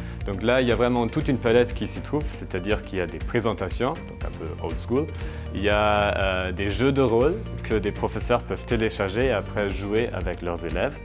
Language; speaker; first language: French; native; French